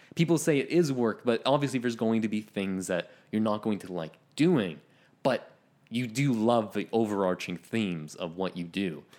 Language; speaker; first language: English; native; English